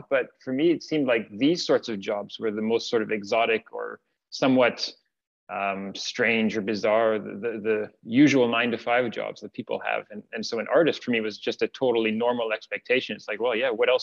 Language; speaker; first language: English; native; English